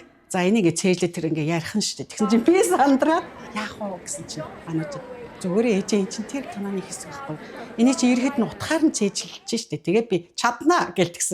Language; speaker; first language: Mongolian; native; Mongolian